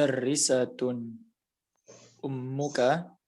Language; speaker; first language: Arabic; non-native, learner; Indonesian